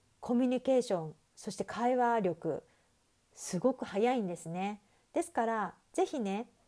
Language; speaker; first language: Japanese; native; Japanese